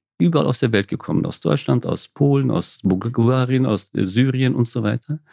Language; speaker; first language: German; early bilingual, other home language; Kurdish